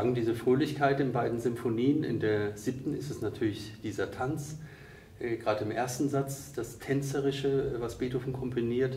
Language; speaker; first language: German; native; German